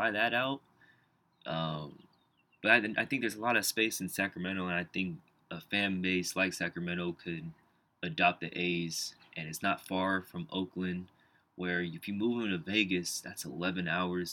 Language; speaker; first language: English; native; English